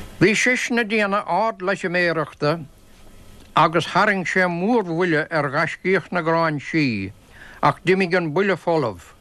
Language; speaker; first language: Irish; native; Irish